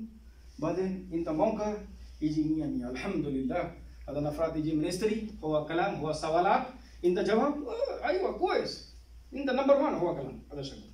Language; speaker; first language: Arabic; non-native, learner; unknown